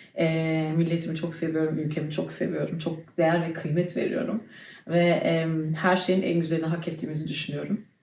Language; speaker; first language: Turkish; early bilingual, heritage; Turkish